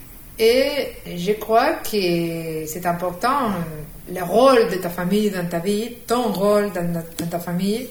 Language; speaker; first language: French; non-native, fluent; Spanish